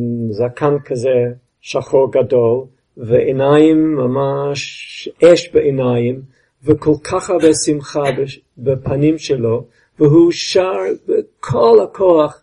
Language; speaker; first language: Hebrew; non-native, fluent; English